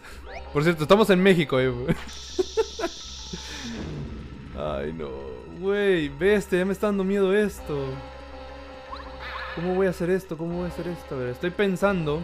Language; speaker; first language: Spanish; native; Spanish